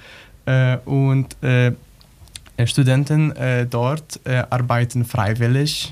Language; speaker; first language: German; non-native, learner; Polish